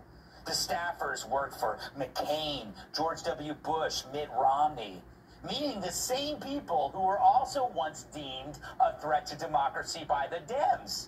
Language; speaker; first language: English; native; English